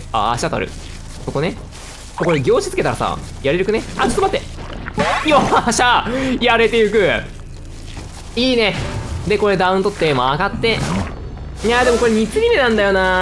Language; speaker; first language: Japanese; native; Japanese